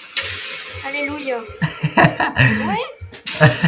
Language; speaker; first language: French; native; French